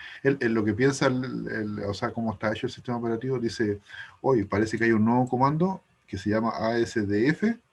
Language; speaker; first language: Spanish; native; Spanish